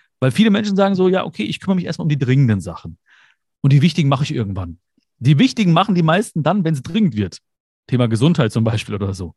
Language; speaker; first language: German; early bilingual, other home language; Malayalam